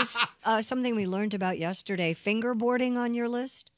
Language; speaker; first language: English; native; English